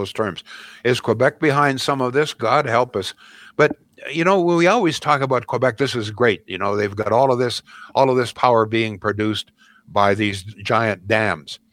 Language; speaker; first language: English; native; English